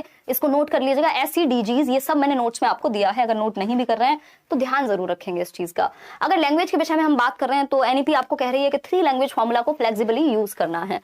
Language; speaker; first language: Hindi; native; Hindi